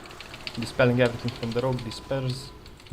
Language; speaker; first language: English; non-native, fluent; Serbian